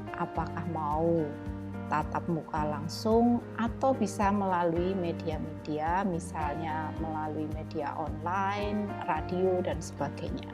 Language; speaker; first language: Indonesian; native; Indonesian